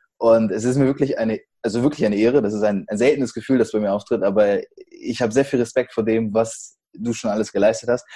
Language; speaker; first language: German; native; German